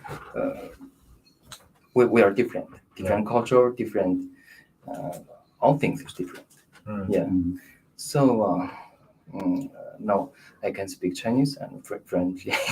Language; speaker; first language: English; non-native, learner; Mongolian